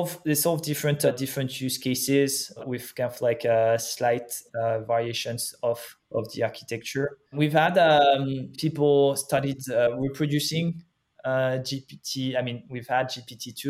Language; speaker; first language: English; non-native, fluent; French